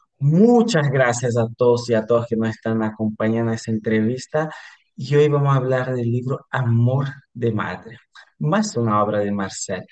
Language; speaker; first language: Spanish; non-native, fluent; Portuguese